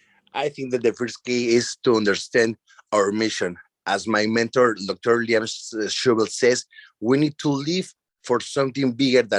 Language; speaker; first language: English; non-native, learner; Spanish